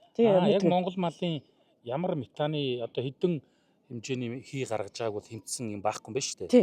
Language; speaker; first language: Mongolian; native; Mongolian